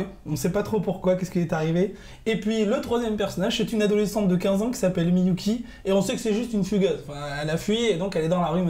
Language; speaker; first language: French; native; French